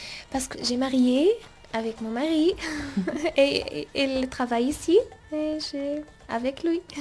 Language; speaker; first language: French; non-native, learner; Arabic